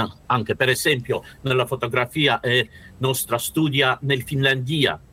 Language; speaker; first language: Italian; non-native, learner; Russian